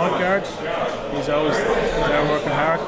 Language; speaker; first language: English; native; English